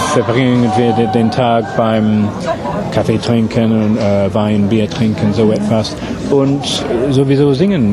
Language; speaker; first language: German; non-native, fluent; English